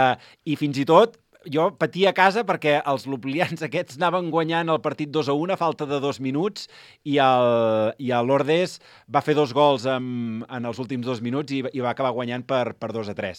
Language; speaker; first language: Catalan; native; Catalan